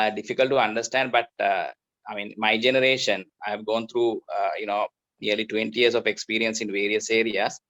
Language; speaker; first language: English; non-native, local second language; Sinhala